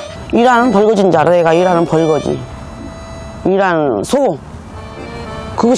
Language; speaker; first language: Korean; native; Korean